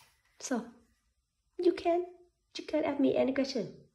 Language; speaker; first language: English; non-native, learner; Vietnamese